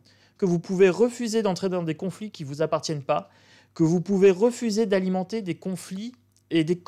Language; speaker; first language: French; native; French